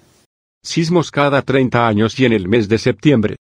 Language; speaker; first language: Spanish; native; Spanish